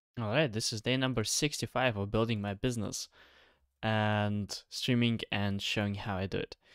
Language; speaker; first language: English; non-native, fluent; Ukrainian